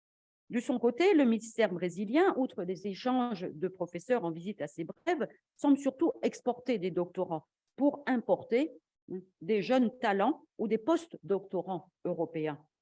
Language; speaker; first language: French; native; French